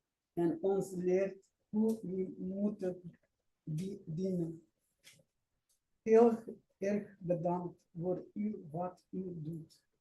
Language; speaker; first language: Dutch; non-native, learner; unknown